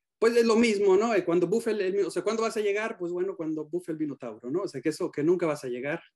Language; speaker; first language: Spanish; native; Spanish